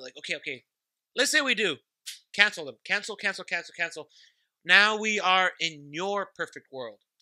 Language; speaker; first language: English; early bilingual, other home language; Spanish